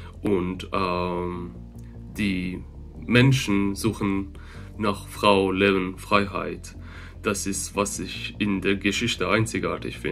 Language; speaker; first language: German; non-native, fluent; Persian